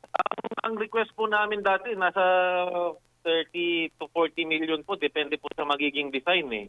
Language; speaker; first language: Filipino; non-native, local second language; Pangasinan